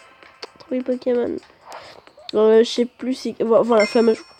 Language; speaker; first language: French; native; French